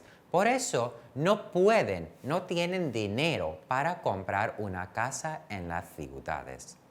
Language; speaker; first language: Spanish; non-native, fluent; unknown